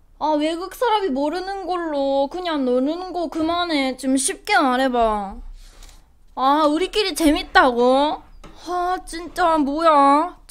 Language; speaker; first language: Korean; non-native, fluent; Japanese